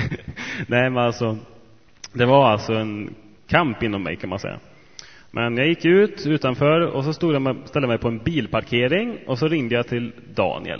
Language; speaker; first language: Swedish; native; Swedish